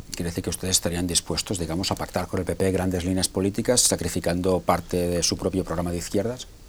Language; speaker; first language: Spanish; non-native, local second language; Catalan